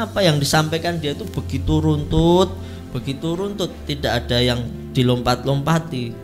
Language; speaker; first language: Indonesian; native; Indonesian